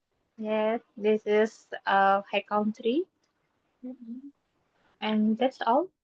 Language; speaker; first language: English; non-native, learner; Indonesian